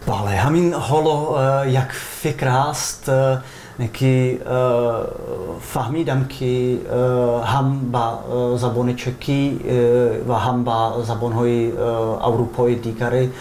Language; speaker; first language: Persian; non-native, fluent; Czech